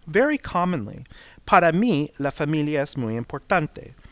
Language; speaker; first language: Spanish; non-native, fluent; English